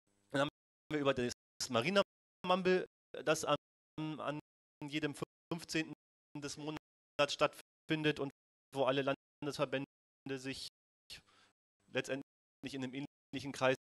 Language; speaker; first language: German; native; German